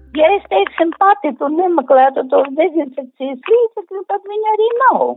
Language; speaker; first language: Latvian; non-native, local second language; Russian